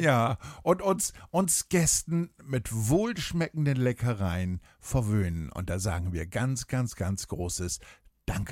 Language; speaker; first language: German; native; German